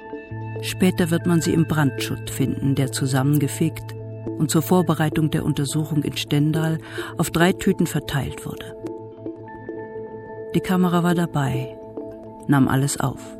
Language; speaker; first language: German; native; German